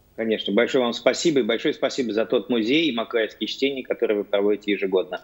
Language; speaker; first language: Russian; native; Russian